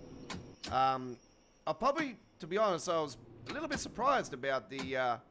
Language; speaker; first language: English; native; English